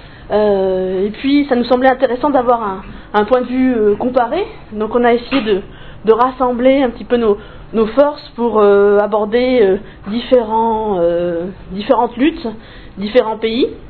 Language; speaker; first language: French; native; French